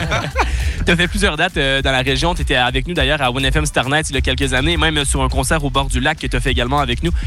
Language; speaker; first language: French; native; French